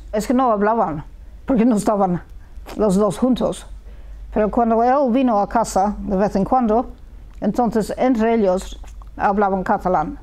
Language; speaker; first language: Spanish; early bilingual, heritage; Spanish